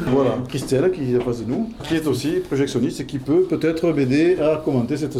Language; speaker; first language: French; native; French